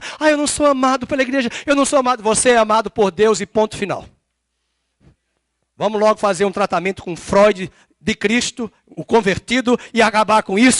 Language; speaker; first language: Portuguese; native; Portuguese